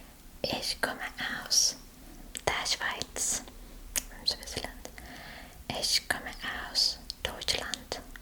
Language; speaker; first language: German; non-native, fluent; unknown